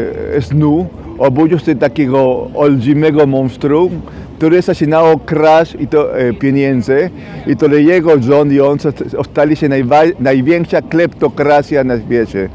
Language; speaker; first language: Polish; non-native, fluent; Spanish